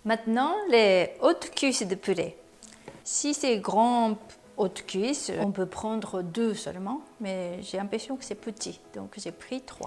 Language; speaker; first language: French; non-native, learner; Japanese